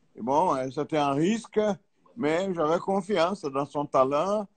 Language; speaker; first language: French; non-native, fluent; Portuguese